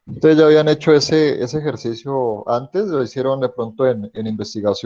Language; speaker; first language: Spanish; native; Spanish